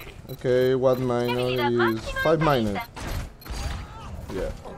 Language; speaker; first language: English; non-native, learner; Spanish